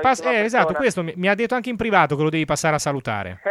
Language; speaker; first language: Italian; native; Italian